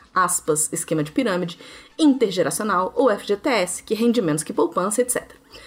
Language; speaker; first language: Portuguese; native; Portuguese